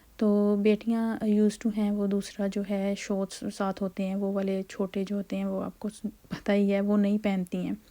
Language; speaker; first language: Urdu; native; Urdu